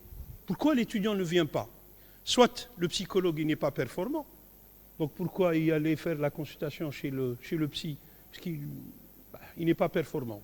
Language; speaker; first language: French; non-native, local second language; Kabyle